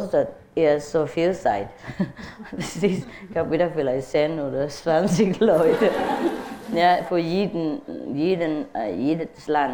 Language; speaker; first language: German; non-native, learner; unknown